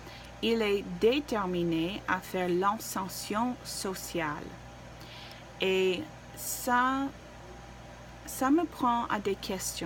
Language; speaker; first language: French; non-native, learner; English